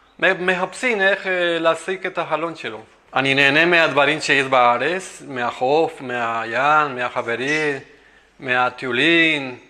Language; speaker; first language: Hebrew; non-native, learner; Spanish